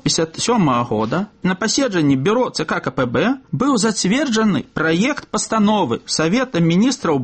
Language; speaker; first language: Belarusian; native; Belarusian